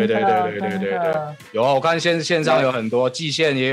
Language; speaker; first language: Chinese; native; Chinese